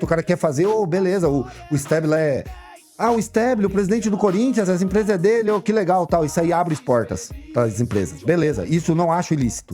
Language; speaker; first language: Portuguese; native; Portuguese